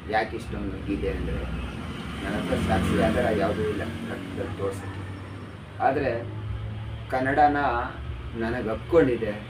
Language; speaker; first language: Kannada; non-native, local second language; Urdu